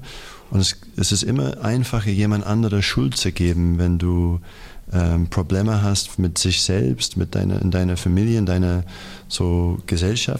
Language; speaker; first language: German; non-native, fluent; English